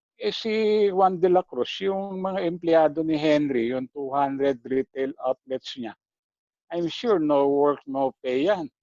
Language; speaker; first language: Filipino; native; Filipino